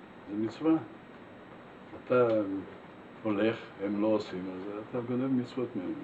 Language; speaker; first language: Hebrew; non-native, fluent; Russian